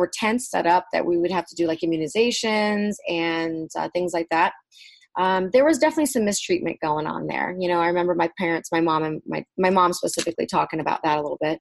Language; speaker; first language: English; early bilingual, other home language; Vietnamese